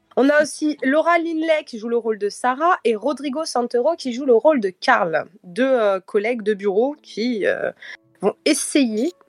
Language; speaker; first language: French; early bilingual, heritage; French